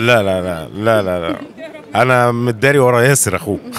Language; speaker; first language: Arabic; native; Arabic